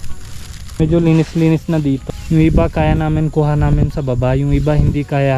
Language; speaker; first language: Filipino; non-native, learner; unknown